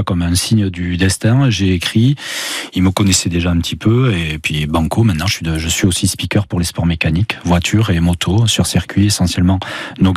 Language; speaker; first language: French; native; French